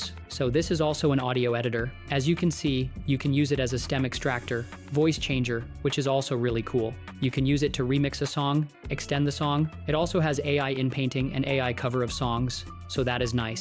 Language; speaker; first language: English; native; English